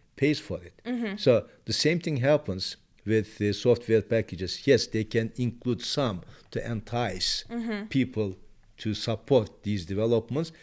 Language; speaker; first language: English; non-native, fluent; Turkish